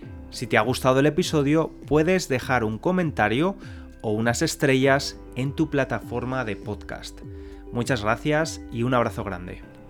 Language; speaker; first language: Spanish; native; Spanish